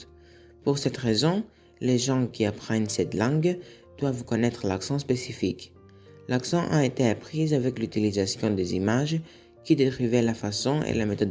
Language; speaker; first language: French; non-native, learner; Greek